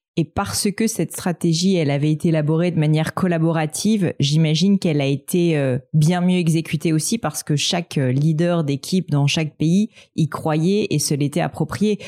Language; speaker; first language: French; native; French